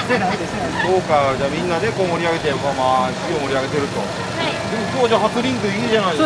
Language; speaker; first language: Japanese; native; Japanese